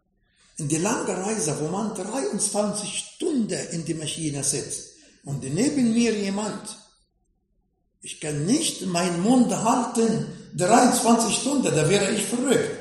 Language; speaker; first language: German; non-native, fluent; Arabic